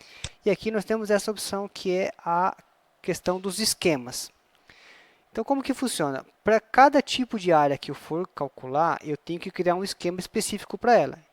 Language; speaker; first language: Portuguese; native; Portuguese